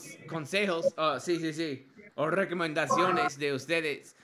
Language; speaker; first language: Spanish; non-native, learner; English